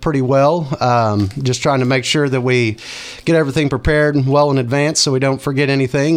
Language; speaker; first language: English; native; English